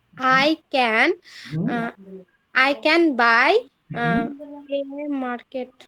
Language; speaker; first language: English; non-native, learner; Bangla